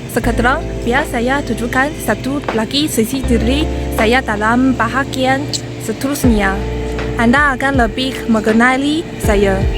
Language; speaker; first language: Malay; non-native, learner; Chinese